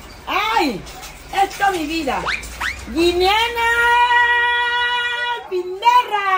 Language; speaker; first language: Spanish; non-native, local second language; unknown